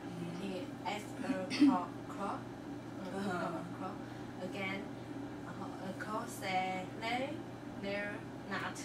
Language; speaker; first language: English; non-native, learner; Chinese